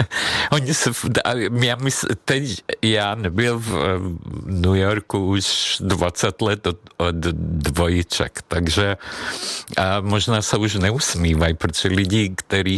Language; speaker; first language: Czech; non-native, fluent; Hungarian